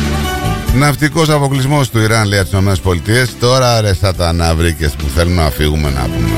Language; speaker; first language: Greek; native; Greek